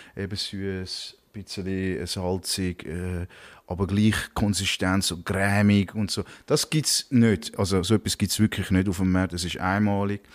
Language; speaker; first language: German; early bilingual, other home language; Turkish